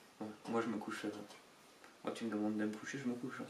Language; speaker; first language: French; native; French